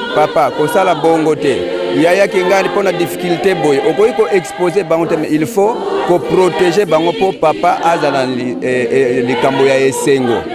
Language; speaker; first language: Lingala; non-native, local second language; Kongo